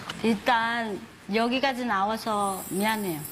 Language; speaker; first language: Korean; non-native, learner; Vietnamese